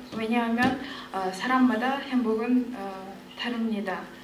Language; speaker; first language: Korean; non-native, learner; Kazakh